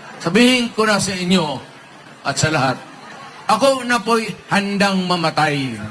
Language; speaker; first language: Filipino; non-native, local second language; Cebuano